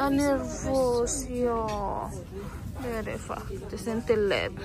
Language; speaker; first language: Swedish; non-native, learner; Filipino